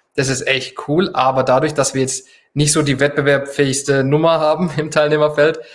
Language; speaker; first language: German; non-native, fluent; Spanish